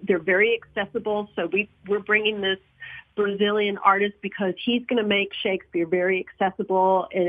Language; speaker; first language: English; early bilingual, other home language; Spanish